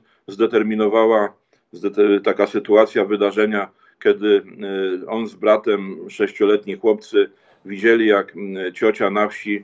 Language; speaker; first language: Polish; native; Polish